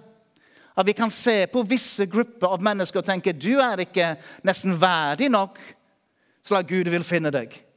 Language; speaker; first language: Norwegian; non-native, fluent; English